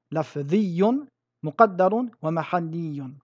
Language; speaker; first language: Arabic; non-native, fluent; French